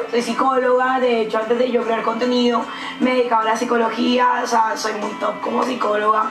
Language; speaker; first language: Spanish; native; Spanish